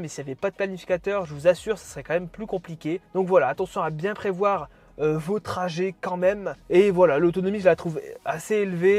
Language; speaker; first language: French; native; French